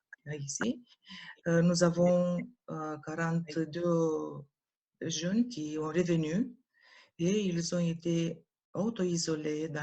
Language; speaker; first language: French; non-native, learner; Romanian